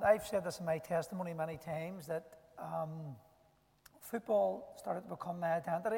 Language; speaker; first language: English; native; English